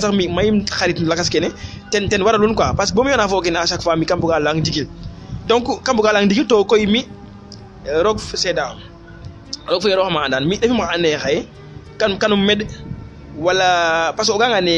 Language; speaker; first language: English; non-native, fluent; Serer